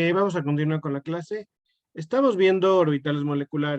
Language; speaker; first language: Spanish; native; Spanish